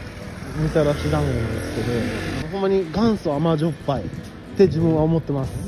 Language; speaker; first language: Japanese; native; Japanese